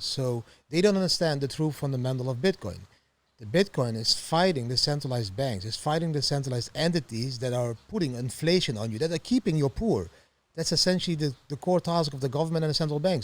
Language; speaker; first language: English; non-native, fluent; Dutch